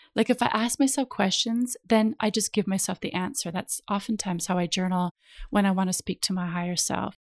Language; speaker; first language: English; native; English